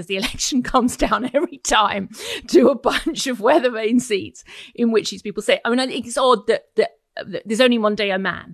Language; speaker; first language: English; native; English